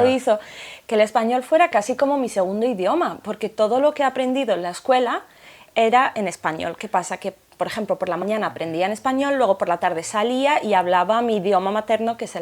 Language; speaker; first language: Spanish; non-native, local second language; Arabic